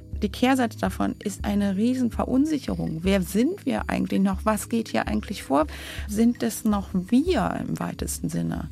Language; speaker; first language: German; native; German